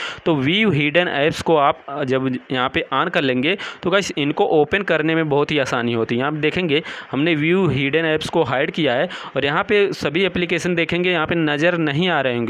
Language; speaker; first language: Hindi; native; Hindi